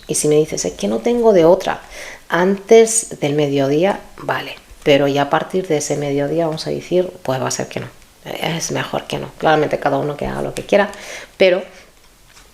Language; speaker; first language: Spanish; native; Spanish